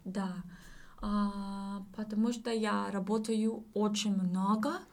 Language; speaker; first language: Russian; non-native, learner; English